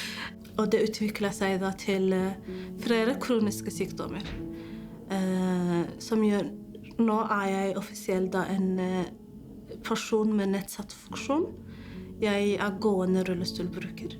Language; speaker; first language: Norwegian; non-native, fluent; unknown